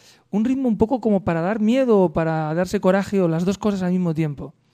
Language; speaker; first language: Spanish; native; Spanish